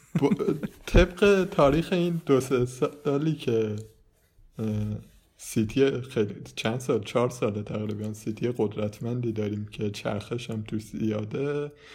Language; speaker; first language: Persian; native; Persian